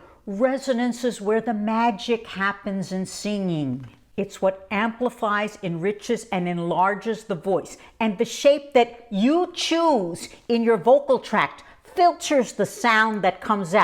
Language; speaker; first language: English; native; English